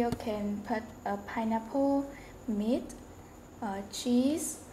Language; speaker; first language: English; non-native, learner; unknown